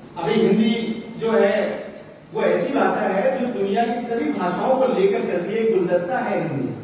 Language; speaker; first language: Hindi; native; Hindi